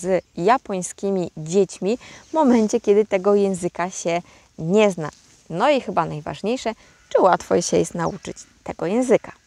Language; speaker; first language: Polish; native; Polish